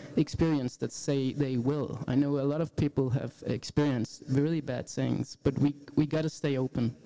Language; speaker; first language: English; non-native, fluent; Danish